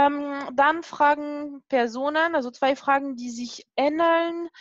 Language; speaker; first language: German; non-native, fluent; French